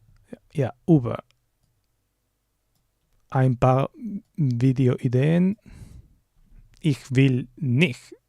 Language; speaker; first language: German; non-native, learner; English